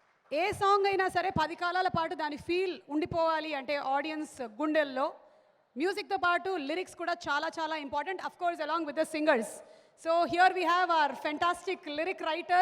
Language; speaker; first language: Telugu; native; Telugu